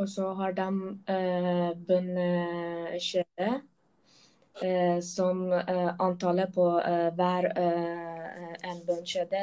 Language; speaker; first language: Norwegian; non-native, local second language; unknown